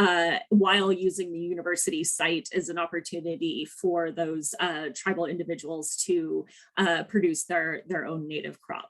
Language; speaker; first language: English; native; English